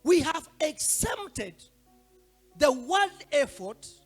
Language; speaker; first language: English; non-native, local second language; Swahili